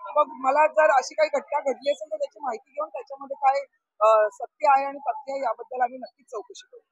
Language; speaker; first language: Marathi; native; Marathi